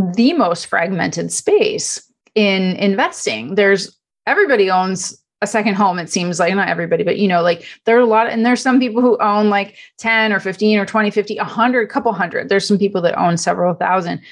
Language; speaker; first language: English; non-native, fluent; Italian